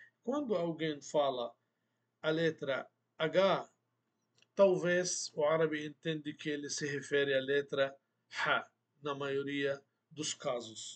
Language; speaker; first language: Portuguese; non-native, fluent; Arabic